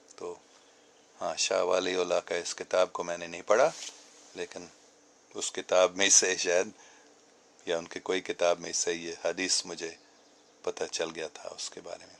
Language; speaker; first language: Urdu; non-native, local second language; English